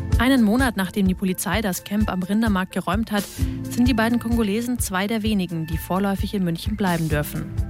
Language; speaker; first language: German; native; German